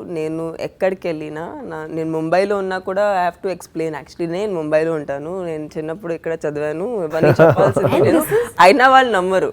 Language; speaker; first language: Telugu; non-native, fluent; Sindhi